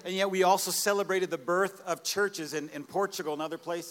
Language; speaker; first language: English; non-native, fluent; Portuguese